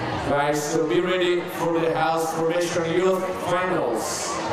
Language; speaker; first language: English; non-native, fluent; Italian